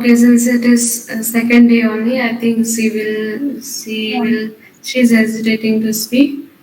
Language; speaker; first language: English; non-native, local second language; Hindi